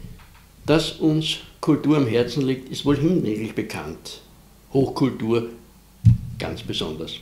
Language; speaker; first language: German; native; German